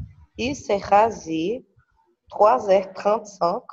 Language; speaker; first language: French; non-native, learner; Portuguese